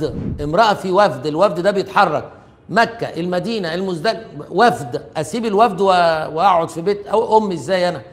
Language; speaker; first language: Arabic; native; Arabic